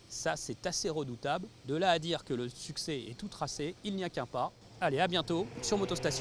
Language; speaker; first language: French; native; French